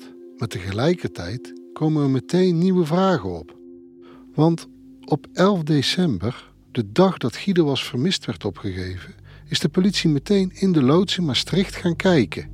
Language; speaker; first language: Dutch; native; Dutch